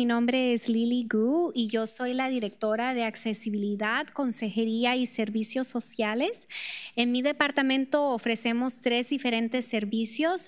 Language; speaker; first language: Spanish; non-native, fluent; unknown